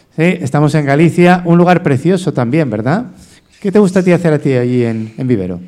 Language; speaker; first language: Spanish; native; Spanish